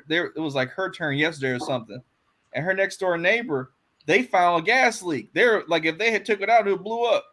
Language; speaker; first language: English; native; English